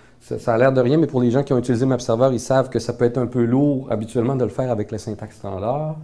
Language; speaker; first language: French; native; French